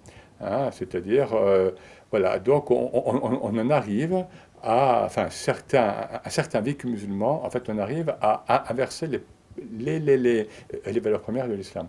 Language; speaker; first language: French; native; French